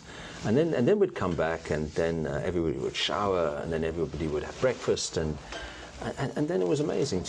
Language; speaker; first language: English; native; English